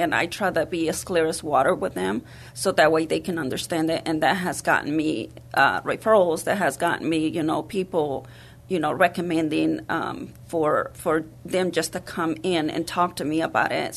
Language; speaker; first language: English; early bilingual, other home language; Spanish